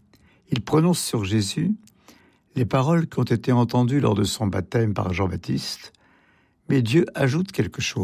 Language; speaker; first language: French; native; French